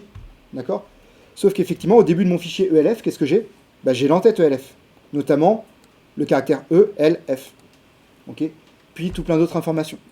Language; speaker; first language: French; native; French